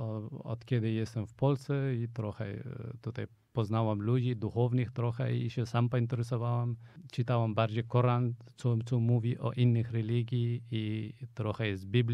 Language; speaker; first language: Polish; non-native, fluent; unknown